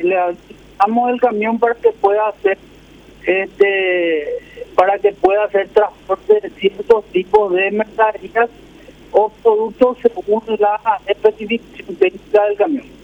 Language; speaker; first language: Spanish; native; Spanish